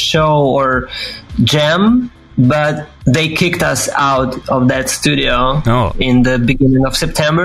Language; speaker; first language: English; non-native, fluent; Ukrainian